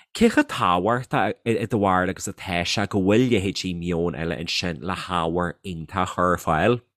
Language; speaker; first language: Irish; native; Irish